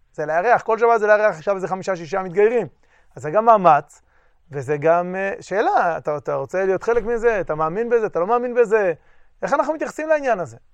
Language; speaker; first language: Hebrew; native; Hebrew